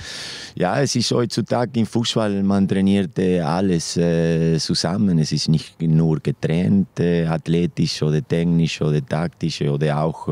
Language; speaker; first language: German; non-native, fluent; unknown